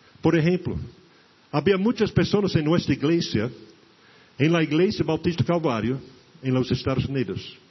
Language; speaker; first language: Portuguese; non-native, fluent; English